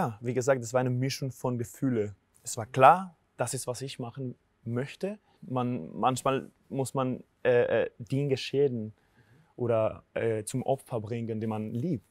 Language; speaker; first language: German; non-native, fluent; Spanish